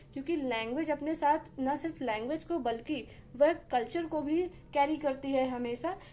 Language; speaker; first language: Hindi; native; Hindi